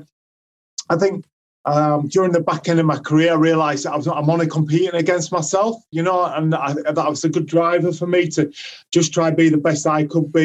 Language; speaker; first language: English; native; English